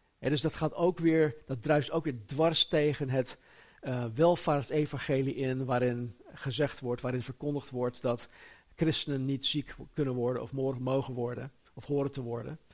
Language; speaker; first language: Dutch; native; Dutch